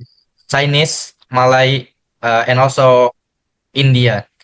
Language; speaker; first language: English; non-native, learner; Indonesian